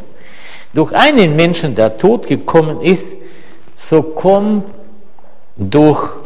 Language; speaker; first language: German; non-native, fluent; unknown